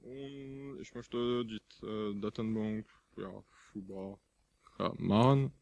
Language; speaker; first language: German; non-native, fluent; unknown